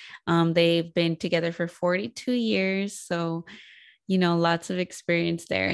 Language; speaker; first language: English; early bilingual, other home language; Spanish